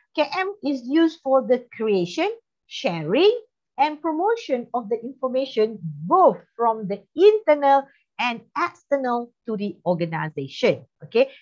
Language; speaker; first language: English; non-native, local second language; Malay